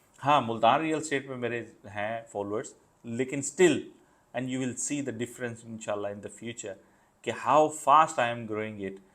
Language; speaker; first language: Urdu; non-native, local second language; Punjabi